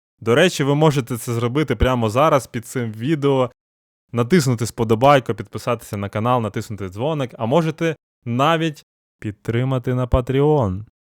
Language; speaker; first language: Ukrainian; non-native, local second language; Russian